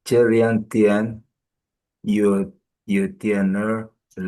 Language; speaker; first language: Chinese; non-native, learner; Indonesian